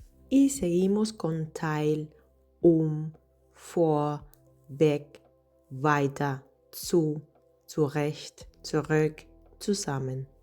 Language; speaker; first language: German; non-native, fluent; Spanish